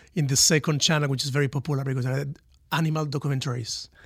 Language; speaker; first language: English; non-native, fluent; Spanish